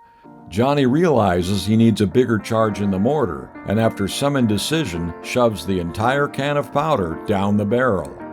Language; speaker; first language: English; native; English